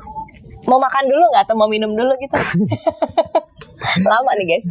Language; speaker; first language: Indonesian; native; Indonesian